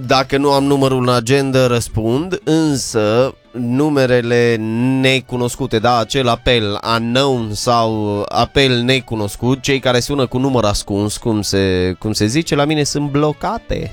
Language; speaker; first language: Romanian; native; Romanian